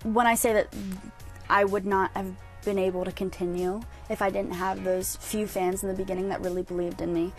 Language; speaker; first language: English; native; English